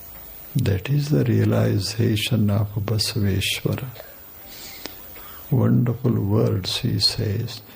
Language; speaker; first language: English; non-native, local second language; Kannada